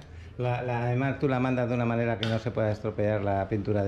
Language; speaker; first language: Spanish; native; Spanish